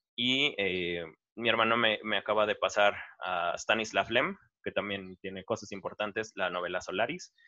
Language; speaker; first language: Spanish; native; Spanish